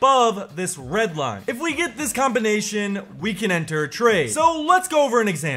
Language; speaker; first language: English; native; English